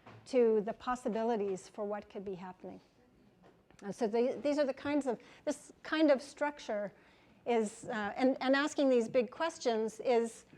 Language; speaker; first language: English; native; English